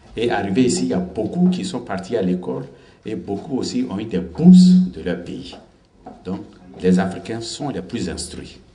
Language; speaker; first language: French; non-native, local second language; Baoulé